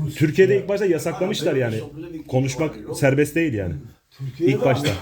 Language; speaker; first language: Turkish; native; Turkish